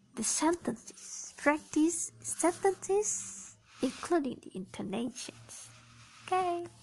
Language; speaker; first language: English; non-native, fluent; Indonesian